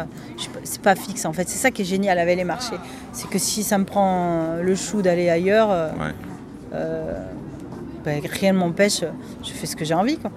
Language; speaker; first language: French; early bilingual, other home language; Spanish